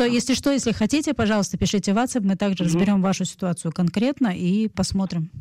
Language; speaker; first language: Russian; native; Russian